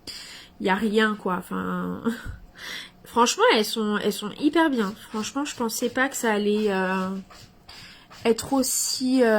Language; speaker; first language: French; native; French